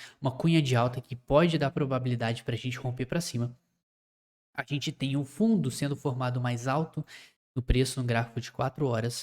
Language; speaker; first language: Portuguese; native; Portuguese